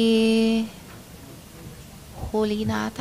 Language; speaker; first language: Filipino; non-native, learner; Chinese